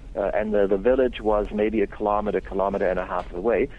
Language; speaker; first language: English; non-native, fluent; German